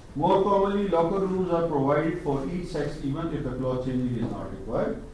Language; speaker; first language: English; non-native, local second language; Urdu